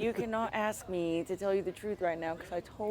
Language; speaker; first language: English; native; English